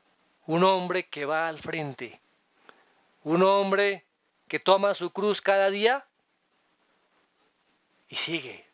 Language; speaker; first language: Spanish; native; Spanish